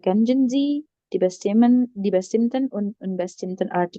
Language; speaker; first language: German; non-native, fluent; Indonesian